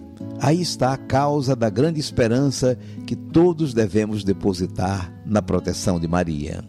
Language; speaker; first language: Portuguese; native; Portuguese